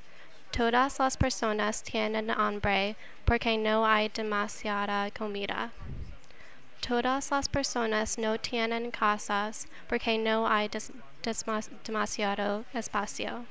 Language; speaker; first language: Spanish; non-native, learner; English